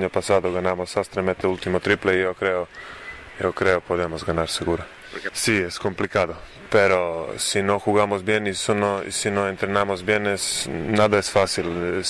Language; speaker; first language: Spanish; non-native, learner; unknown